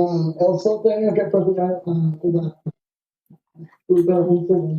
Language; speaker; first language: Portuguese; non-native, learner; Spanish